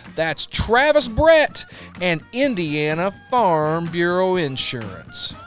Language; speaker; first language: English; native; English